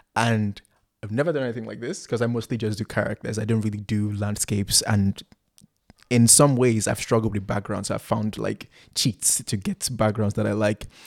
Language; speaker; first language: English; non-native, local second language; Igbo